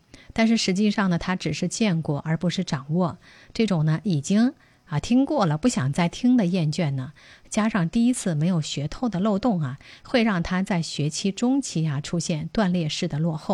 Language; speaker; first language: Chinese; native; Chinese